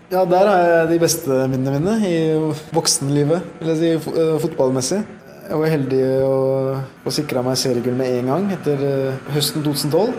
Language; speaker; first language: Norwegian; early bilingual, other home language; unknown